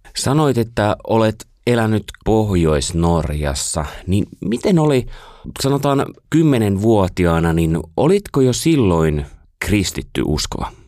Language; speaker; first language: Finnish; native; Finnish